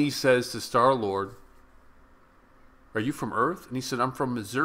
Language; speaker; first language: English; native; English